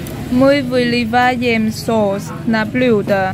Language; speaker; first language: Russian; non-native, learner; Vietnamese